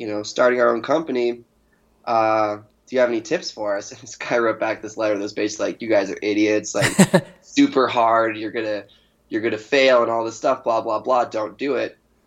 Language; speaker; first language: English; native; English